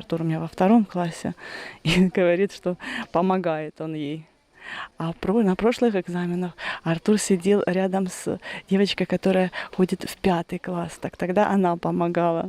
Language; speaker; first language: Russian; native; Russian